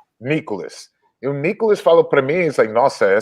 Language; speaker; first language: Portuguese; non-native, learner; English